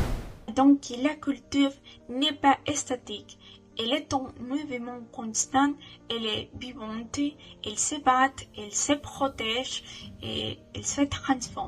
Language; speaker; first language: French; non-native, learner; Spanish